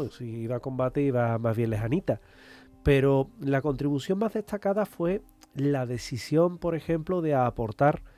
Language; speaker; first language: Spanish; native; Spanish